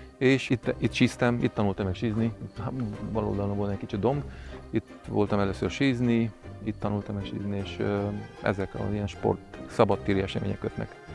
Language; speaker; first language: Hungarian; native; Hungarian